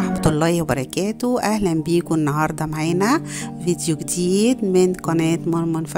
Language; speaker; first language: Arabic; native; Arabic